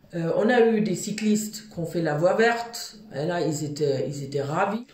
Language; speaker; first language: French; non-native, fluent; German